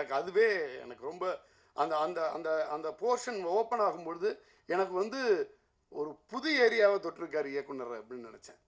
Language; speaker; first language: Tamil; native; Tamil